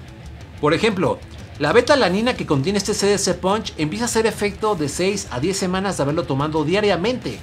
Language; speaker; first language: Spanish; native; Spanish